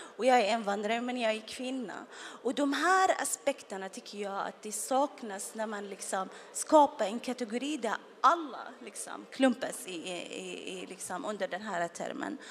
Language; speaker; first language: Swedish; non-native, fluent; Arabic